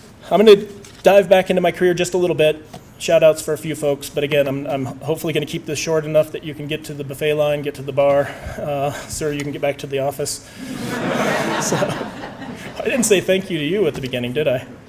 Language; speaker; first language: English; native; English